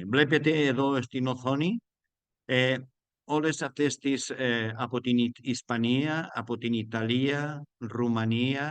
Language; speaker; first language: Greek; non-native, learner; Spanish